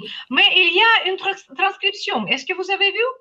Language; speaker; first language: French; non-native, fluent; Ukrainian